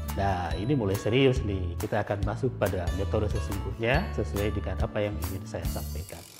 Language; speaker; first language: Indonesian; non-native, local second language; Sundanese